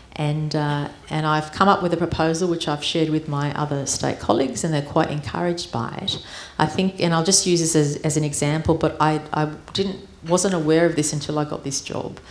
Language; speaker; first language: English; early bilingual, other home language; Armenian